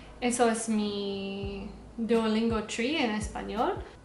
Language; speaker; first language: Spanish; non-native, learner; Afrikaans